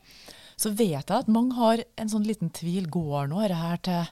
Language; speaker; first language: Norwegian; native; Norwegian